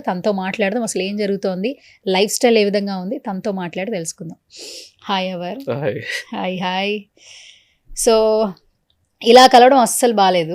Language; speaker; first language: Telugu; native; Telugu